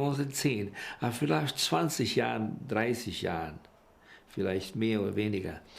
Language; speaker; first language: German; early bilingual, heritage; Portuguese